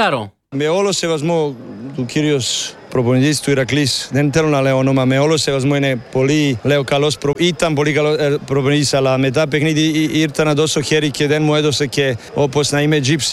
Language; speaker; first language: Greek; non-native, learner; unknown